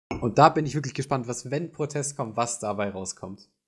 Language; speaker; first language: German; native; German